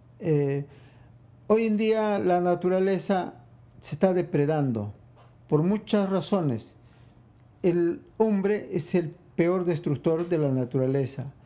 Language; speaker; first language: Spanish; non-native, local second language; Quechua